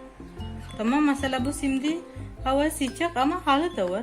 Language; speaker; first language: Turkish; non-native, learner; Indonesian